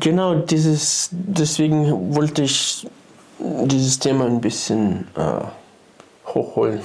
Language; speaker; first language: German; non-native, fluent; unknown